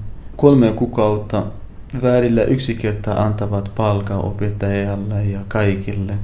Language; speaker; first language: Finnish; non-native, learner; Arabic